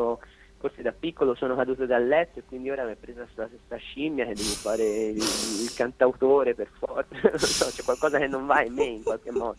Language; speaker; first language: Italian; native; Italian